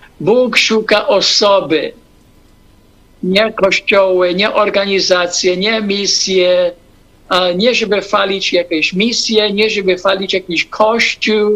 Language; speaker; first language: Polish; early bilingual, heritage; English